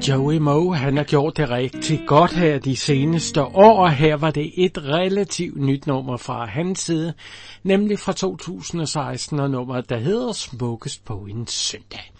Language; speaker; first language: Danish; native; Danish